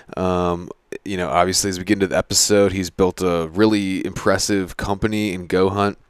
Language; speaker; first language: English; native; English